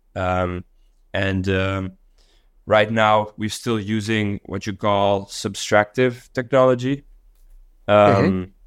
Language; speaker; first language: English; non-native, local second language; Dutch